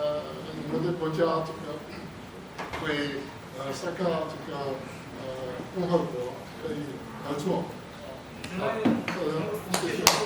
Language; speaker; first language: Chinese; early bilingual, heritage; Chinese